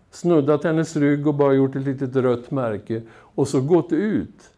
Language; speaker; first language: Swedish; native; Swedish